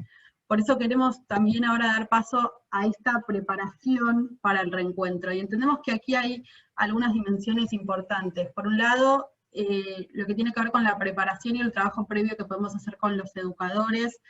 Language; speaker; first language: Spanish; native; Spanish